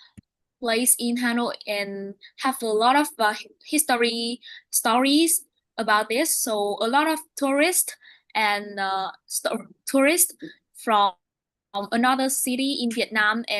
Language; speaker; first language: English; non-native, learner; Vietnamese